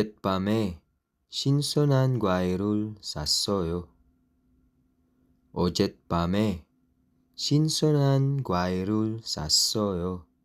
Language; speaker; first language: Korean; non-native, learner; Filipino